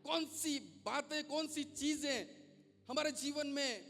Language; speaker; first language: Hindi; non-native, local second language; Gujarati